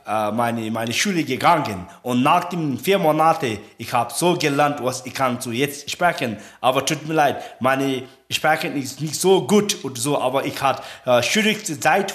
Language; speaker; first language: German; non-native, learner; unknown